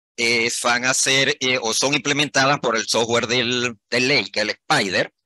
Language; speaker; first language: Spanish; native; Spanish